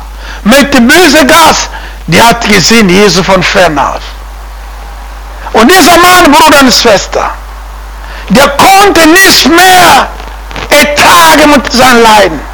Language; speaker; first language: German; non-native, fluent; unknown